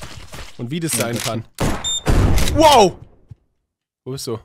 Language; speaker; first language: German; native; German